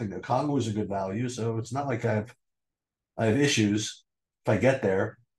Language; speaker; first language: English; native; English